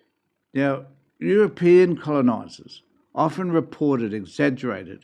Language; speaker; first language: English; native; English